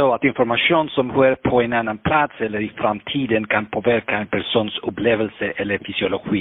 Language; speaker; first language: Swedish; non-native, fluent; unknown